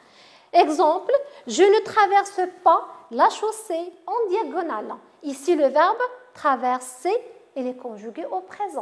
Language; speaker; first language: French; non-native, local second language; Arabic